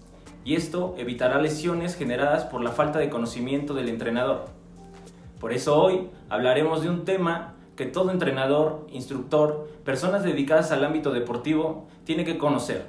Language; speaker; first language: Spanish; native; Spanish